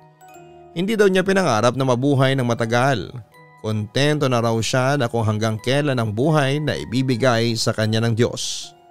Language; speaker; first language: Filipino; native; Filipino